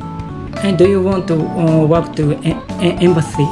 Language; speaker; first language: English; non-native, learner; Japanese